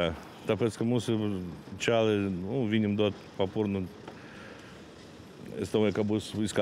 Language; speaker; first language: Latvian; non-native, learner; Ukrainian